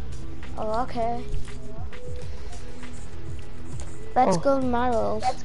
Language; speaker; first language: English; non-native, learner; Portuguese